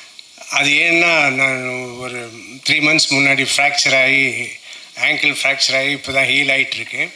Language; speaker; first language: Tamil; non-native, local second language; Telugu